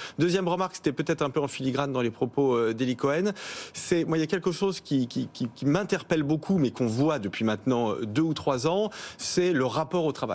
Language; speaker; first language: French; native; French